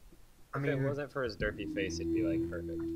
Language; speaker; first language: English; native; English